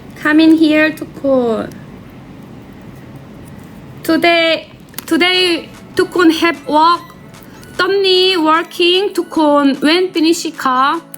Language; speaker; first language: English; non-native, learner; Korean